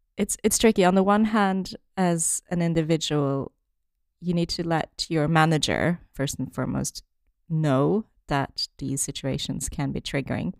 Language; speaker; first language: English; non-native, fluent; French